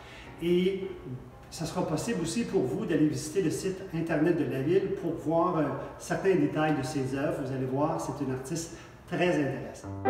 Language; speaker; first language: French; native; French